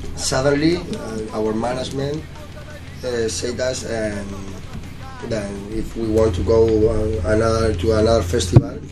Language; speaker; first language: English; non-native, learner; Spanish